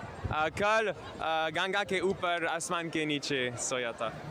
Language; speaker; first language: Hindi; non-native, learner; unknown